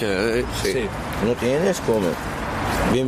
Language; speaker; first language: Spanish; non-native, learner; Arabic